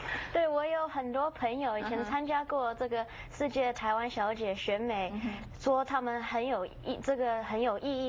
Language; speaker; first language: Chinese; early bilingual, heritage; Chinese